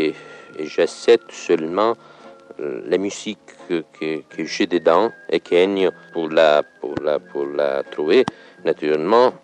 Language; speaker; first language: French; non-native, fluent; Italian